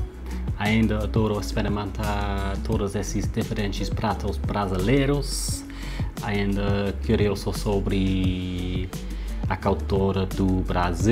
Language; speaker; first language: Portuguese; non-native, learner; English